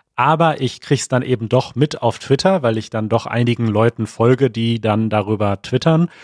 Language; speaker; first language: German; native; German